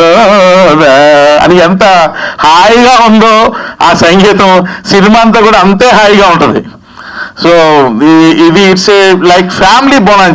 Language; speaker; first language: Telugu; native; Telugu